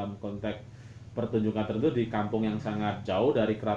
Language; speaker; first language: Indonesian; native; Indonesian